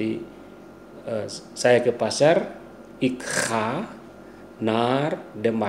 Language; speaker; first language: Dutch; non-native, fluent; Indonesian